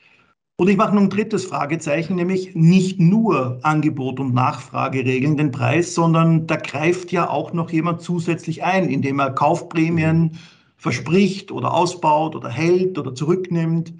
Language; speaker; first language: German; native; German